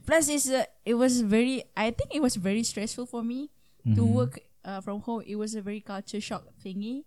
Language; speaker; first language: English; non-native, local second language; Malay